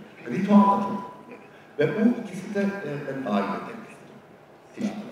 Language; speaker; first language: Turkish; non-native, learner; German